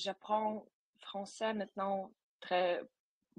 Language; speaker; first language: French; non-native, learner; Ukrainian